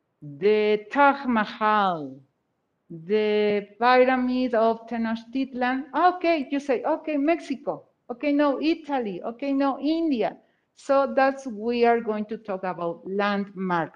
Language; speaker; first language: English; non-native, fluent; Spanish